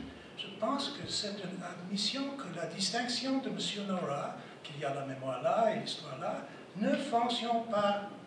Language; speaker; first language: French; non-native, fluent; English